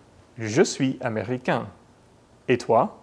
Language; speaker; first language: French; non-native, fluent; English